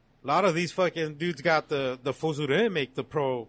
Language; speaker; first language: English; early bilingual, other home language; Spanish